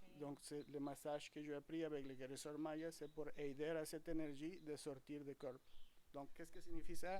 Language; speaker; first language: French; non-native, fluent; Spanish